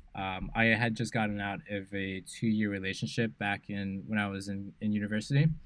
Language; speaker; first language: English; native; English